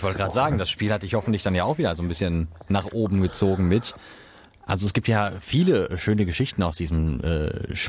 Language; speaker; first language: German; native; German